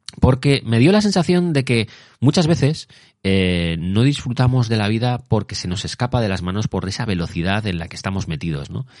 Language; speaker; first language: Spanish; native; Spanish